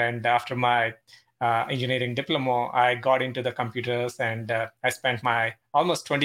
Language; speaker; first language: English; non-native, local second language; Telugu